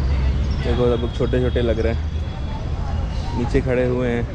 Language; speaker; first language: Hindi; native; Hindi